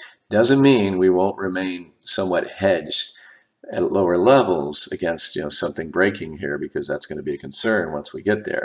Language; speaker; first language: English; native; English